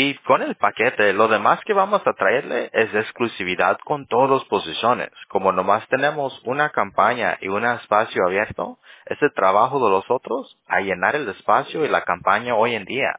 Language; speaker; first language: Spanish; early bilingual, heritage; Spanish